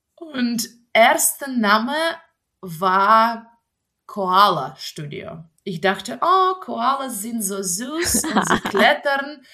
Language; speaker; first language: German; non-native, fluent; Russian